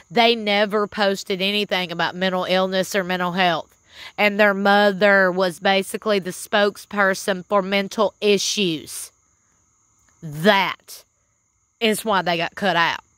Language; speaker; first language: English; native; English